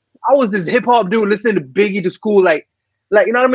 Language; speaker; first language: English; non-native, local second language; Tamil